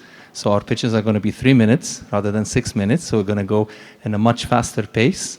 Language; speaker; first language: English; non-native, fluent; Arabic